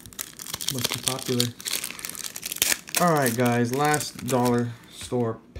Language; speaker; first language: English; native; English